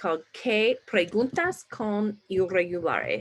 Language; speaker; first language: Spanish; non-native, fluent; English